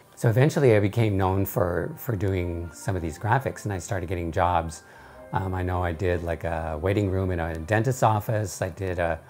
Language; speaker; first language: English; native; English